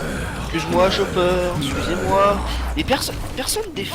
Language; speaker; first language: French; native; French